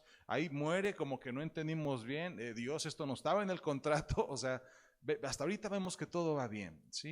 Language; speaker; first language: Spanish; native; Spanish